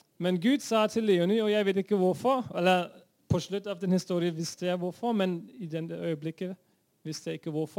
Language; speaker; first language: Norwegian; non-native, fluent; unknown